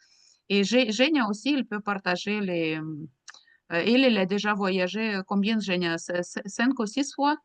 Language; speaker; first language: French; non-native, fluent; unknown